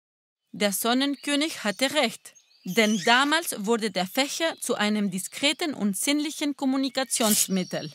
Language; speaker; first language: German; non-native, fluent; Spanish